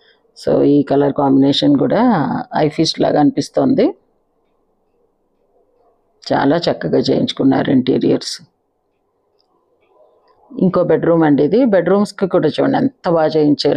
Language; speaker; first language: Telugu; native; Telugu